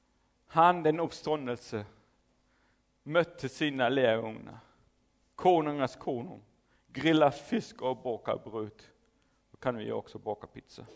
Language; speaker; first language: Swedish; non-native, fluent; German